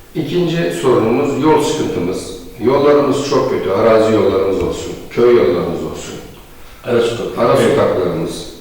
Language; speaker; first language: Turkish; native; Turkish